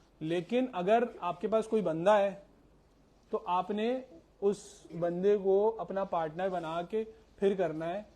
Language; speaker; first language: Urdu; native; Urdu